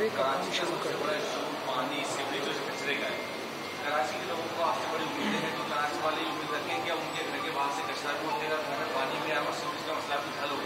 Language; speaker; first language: Urdu; native; Urdu